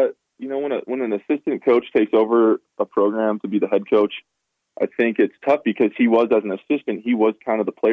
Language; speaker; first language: English; native; English